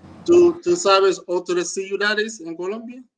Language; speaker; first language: Spanish; non-native, learner; English